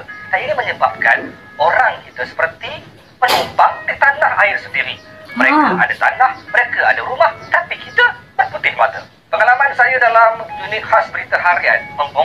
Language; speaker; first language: Malay; native; Malay